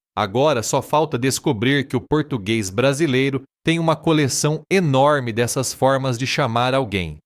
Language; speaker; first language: Portuguese; native; Portuguese